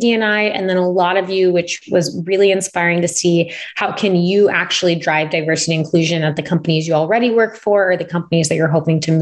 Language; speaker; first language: English; native; English